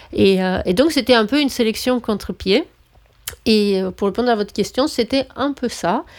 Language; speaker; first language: French; non-native, fluent; Romanian